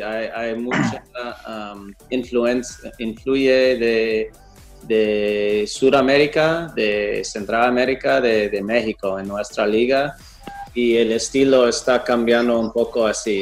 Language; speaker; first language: Spanish; non-native, fluent; English